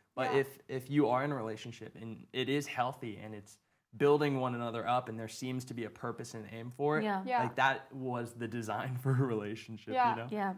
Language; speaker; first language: English; native; English